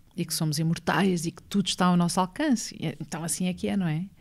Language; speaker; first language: Portuguese; native; Portuguese